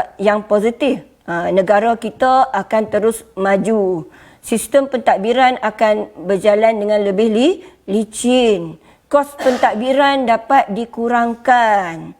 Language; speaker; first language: Malay; native; Malay